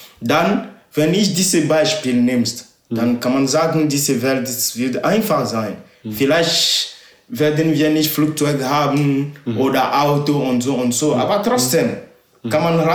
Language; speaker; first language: German; non-native, learner; Ewe